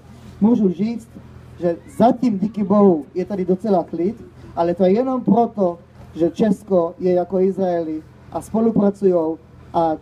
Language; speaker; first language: Czech; early bilingual, heritage; Czech